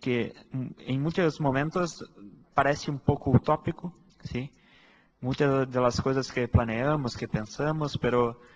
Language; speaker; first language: Spanish; non-native, fluent; Portuguese